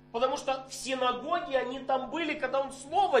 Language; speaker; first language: Polish; non-native, learner; Russian